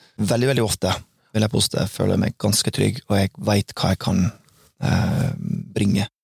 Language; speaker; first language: Norwegian; non-native, fluent; English